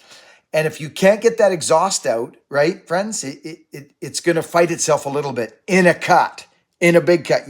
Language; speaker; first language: English; native; English